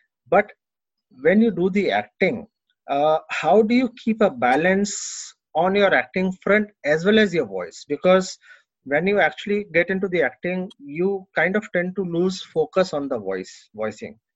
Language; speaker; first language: English; non-native, local second language; Hindi